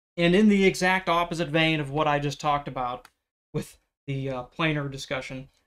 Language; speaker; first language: English; native; English